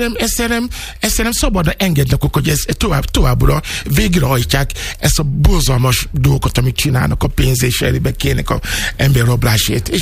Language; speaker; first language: Hungarian; non-native, learner; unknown